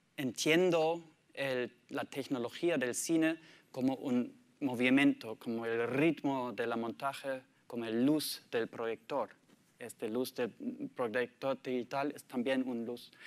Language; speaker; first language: Spanish; non-native, learner; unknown